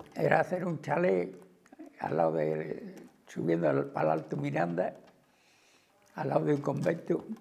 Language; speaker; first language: Spanish; native; Spanish